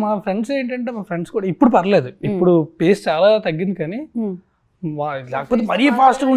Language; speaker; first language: Telugu; native; Telugu